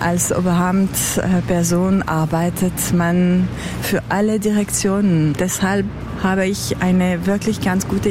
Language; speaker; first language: German; non-native, local second language; French